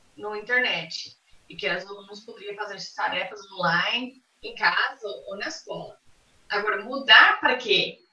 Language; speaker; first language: Portuguese; non-native, fluent; English